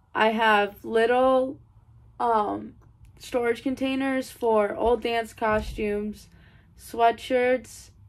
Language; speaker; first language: English; native; English